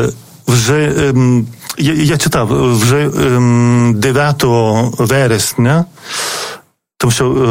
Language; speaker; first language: Ukrainian; non-native, fluent; Lithuanian